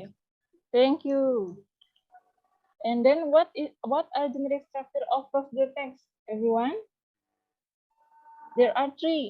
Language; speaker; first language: English; non-native, learner; Indonesian